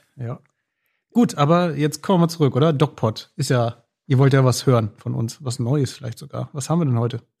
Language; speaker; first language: German; native; German